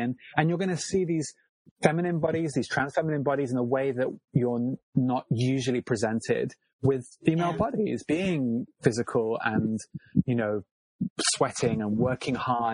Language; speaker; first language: English; native; English